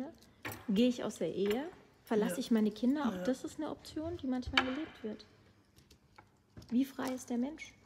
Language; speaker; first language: German; native; German